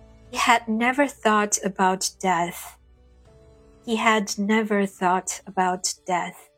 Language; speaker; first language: English; non-native, fluent; Chinese